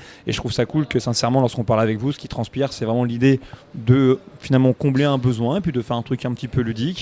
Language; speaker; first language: French; native; French